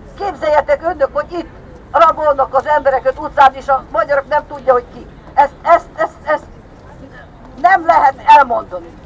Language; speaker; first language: Hungarian; non-native, fluent; Ukrainian